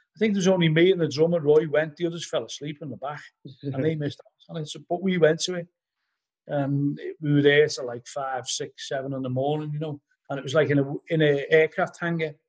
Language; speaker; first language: English; native; English